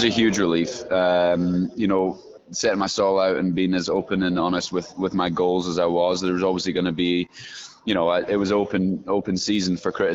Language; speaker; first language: English; native; English